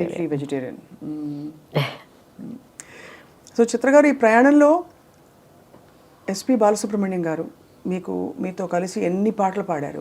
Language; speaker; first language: Telugu; native; Telugu